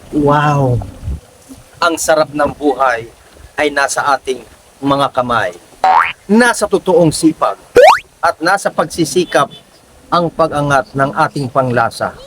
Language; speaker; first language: Filipino; native; Filipino